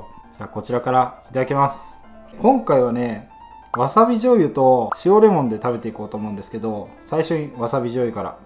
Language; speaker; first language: Japanese; native; Japanese